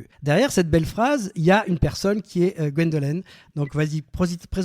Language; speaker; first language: French; native; French